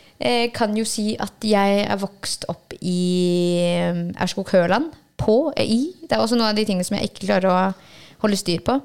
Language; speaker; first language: Norwegian; early bilingual, other home language; Hakha Chin